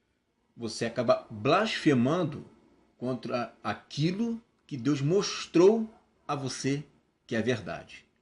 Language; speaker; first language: Portuguese; native; Portuguese